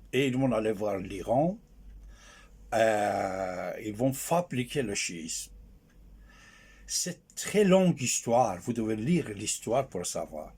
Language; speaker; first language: French; non-native, fluent; Persian